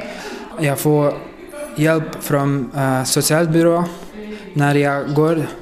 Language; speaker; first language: Swedish; non-native, learner; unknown